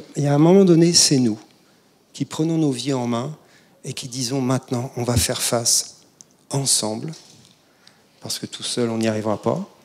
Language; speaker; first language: French; native; French